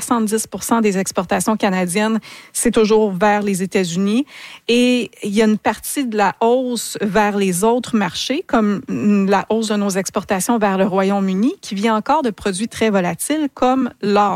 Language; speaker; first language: French; native; French